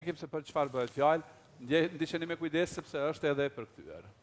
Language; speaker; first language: Albanian; native; Albanian